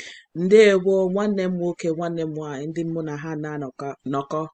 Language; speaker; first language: Igbo; non-native, learner; English